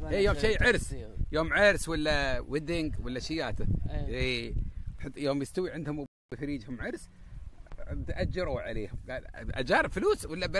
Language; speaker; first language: Arabic; native; Arabic